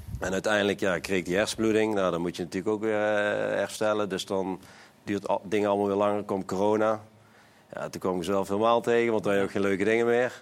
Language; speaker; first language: Dutch; native; Dutch